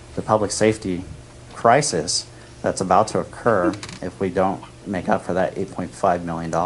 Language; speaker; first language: English; native; English